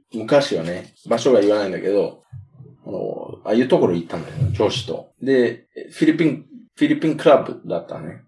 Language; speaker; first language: Japanese; non-native, fluent; English